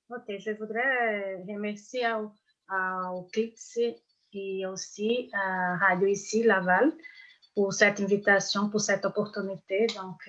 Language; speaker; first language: French; non-native, fluent; Portuguese